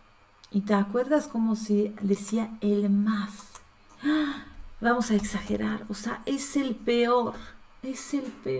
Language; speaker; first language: Spanish; non-native, fluent; Polish